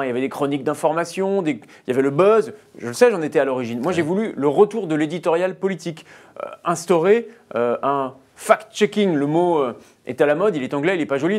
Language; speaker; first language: French; native; French